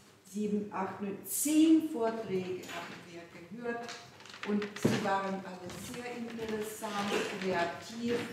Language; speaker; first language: German; non-native, fluent; Ukrainian